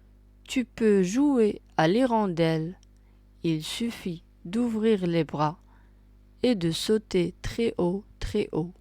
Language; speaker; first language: French; non-native, local second language; Arabic